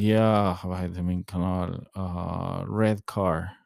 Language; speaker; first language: Swedish; early bilingual, heritage; English